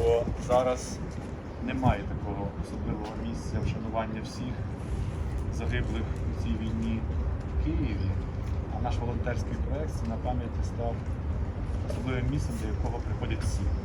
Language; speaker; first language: Ukrainian; native; Ukrainian